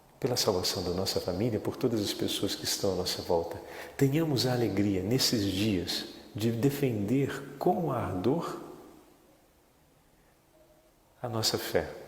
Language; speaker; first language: Portuguese; native; Portuguese